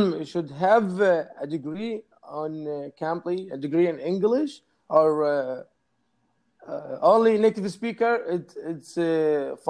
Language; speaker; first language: English; non-native, learner; Arabic